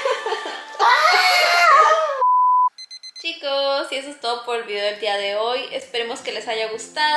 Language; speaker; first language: Spanish; native; Spanish